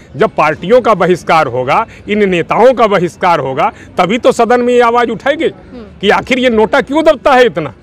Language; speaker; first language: Hindi; native; Hindi